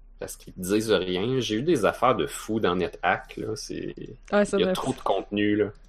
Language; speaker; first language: French; native; French